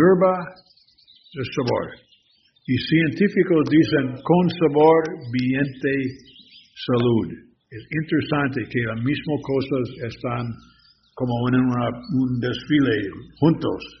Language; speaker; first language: Spanish; non-native, learner; English